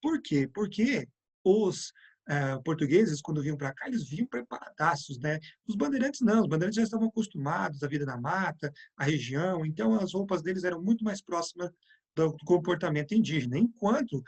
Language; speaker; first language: Portuguese; native; Portuguese